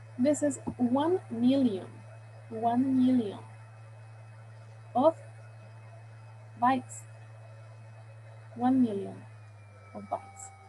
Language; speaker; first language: English; non-native, learner; Spanish